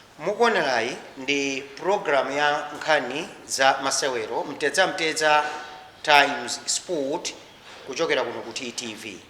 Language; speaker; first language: Nyanja; native; Nyanja